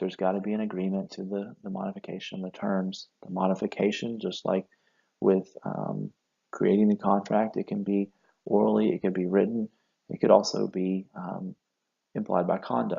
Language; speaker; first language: English; native; English